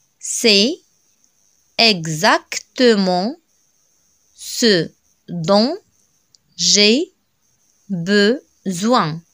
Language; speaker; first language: French; non-native, local second language; Arabic